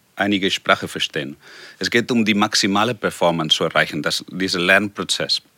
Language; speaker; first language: German; non-native, fluent; Spanish